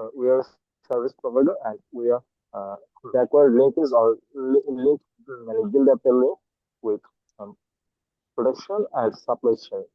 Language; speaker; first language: English; non-native, learner; Bangla